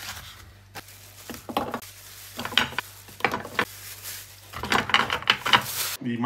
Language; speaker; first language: Thai; native; Thai